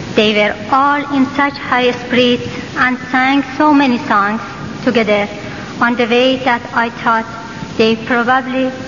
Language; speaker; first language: English; non-native, fluent; Persian